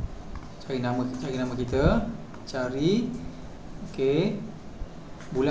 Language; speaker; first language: Malay; native; Malay